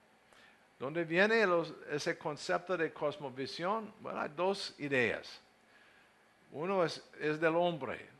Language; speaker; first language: Spanish; non-native, learner; English